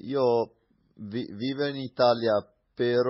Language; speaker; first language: Italian; non-native, learner; English